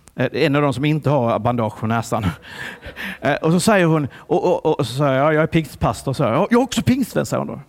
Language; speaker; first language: Swedish; early bilingual, other home language; Italian